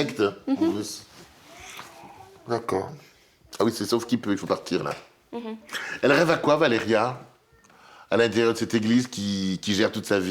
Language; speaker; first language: French; native; French